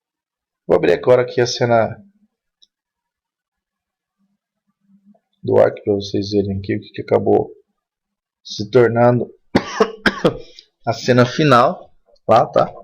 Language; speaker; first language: Portuguese; native; Portuguese